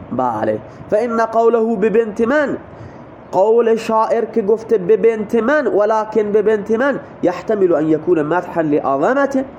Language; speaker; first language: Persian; non-native, local second language; Baluchi